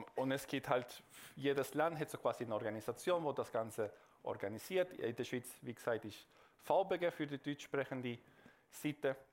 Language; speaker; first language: German; non-native, local second language; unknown